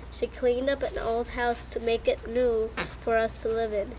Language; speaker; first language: English; early bilingual, other home language; Spanish